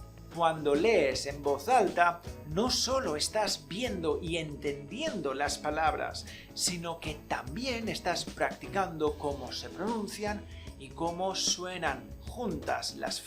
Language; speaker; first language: Spanish; native; Spanish